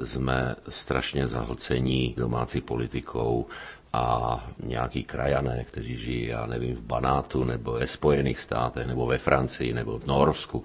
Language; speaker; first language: Czech; native; Czech